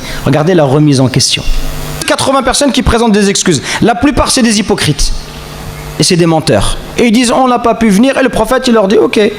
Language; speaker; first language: French; native; French